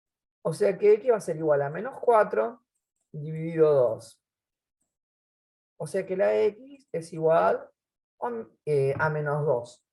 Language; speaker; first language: Spanish; native; Spanish